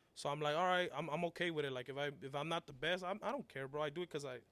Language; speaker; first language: English; early bilingual, other home language; Spanish